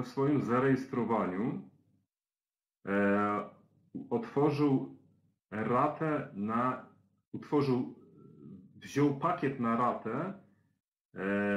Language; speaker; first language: Polish; native; Polish